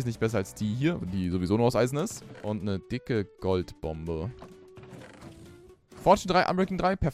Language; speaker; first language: German; native; German